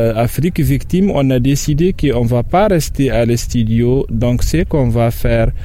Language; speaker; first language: French; non-native, local second language; Tamasheq